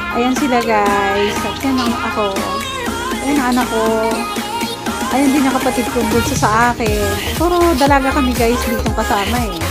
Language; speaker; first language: Filipino; native; Filipino